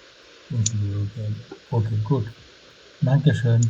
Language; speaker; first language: German; non-native, fluent; Bangla